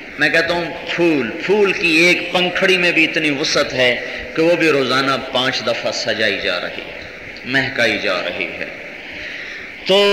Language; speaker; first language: Urdu; non-native, local second language; Punjabi